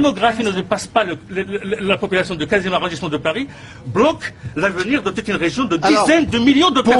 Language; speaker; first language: French; non-native, local second language; Arabic